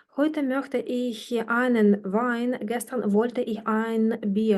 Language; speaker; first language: German; non-native, fluent; Ukrainian